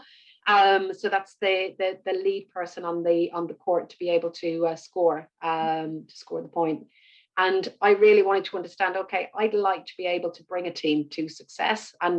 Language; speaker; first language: English; native; English